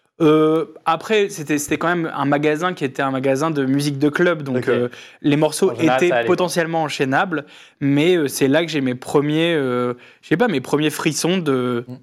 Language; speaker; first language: French; native; French